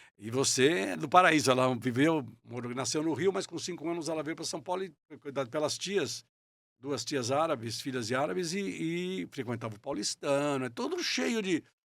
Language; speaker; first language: Portuguese; early bilingual, other home language; Italian